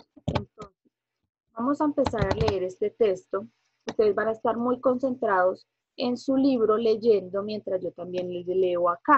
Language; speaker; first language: Spanish; native; Spanish